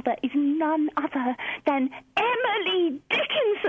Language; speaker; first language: English; native; English